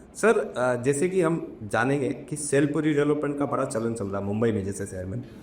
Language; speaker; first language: Hindi; native; Hindi